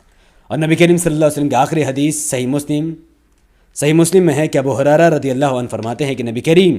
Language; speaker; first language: Hindi; native; Hindi